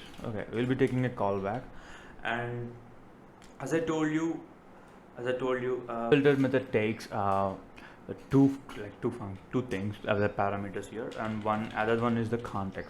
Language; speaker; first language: English; non-native, local second language; Telugu